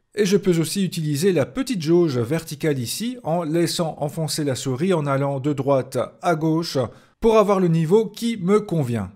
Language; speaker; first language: French; native; French